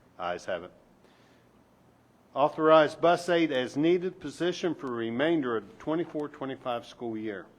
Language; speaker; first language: English; native; English